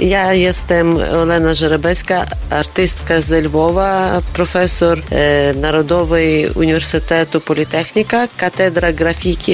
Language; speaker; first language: Polish; non-native, learner; Ukrainian